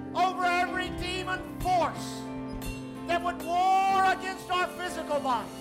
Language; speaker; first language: English; native; English